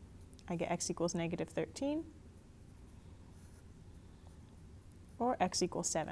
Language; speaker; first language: English; native; English